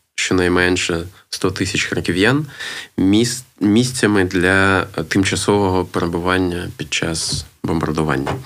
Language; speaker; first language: Ukrainian; non-native, local second language; Russian